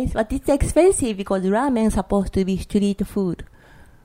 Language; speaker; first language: English; non-native, learner; Japanese